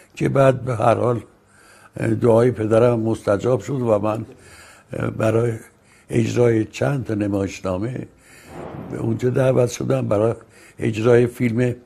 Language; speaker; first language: Persian; native; Persian